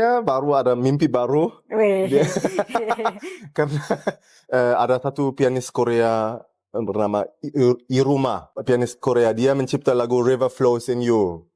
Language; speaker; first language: Indonesian; early bilingual, heritage; German